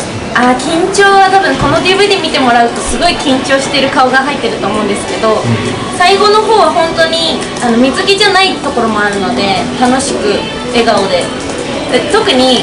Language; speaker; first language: Japanese; native; Japanese